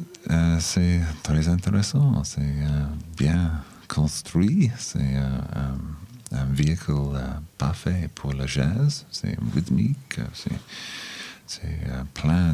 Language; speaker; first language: French; non-native, learner; English